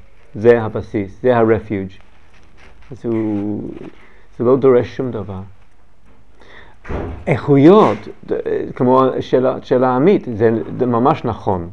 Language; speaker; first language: Hebrew; non-native, learner; English